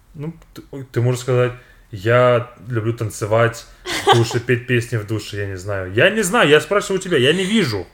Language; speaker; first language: Russian; non-native, fluent; English